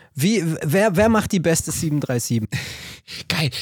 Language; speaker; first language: German; native; German